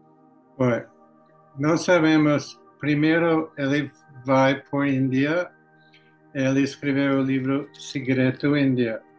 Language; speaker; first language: Portuguese; non-native, learner; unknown